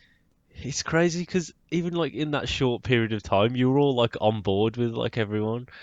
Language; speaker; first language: English; native; English